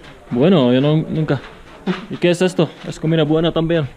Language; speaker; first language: Spanish; non-native, learner; Czech